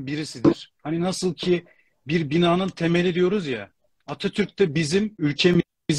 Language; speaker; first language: Turkish; native; Turkish